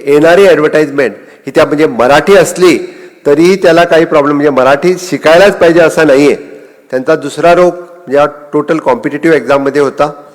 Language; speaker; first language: Marathi; non-native, local second language; Konkani